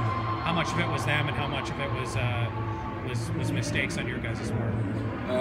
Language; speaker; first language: English; native; English